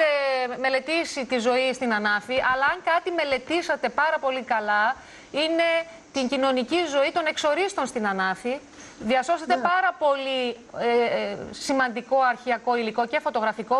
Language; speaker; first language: Greek; native; Greek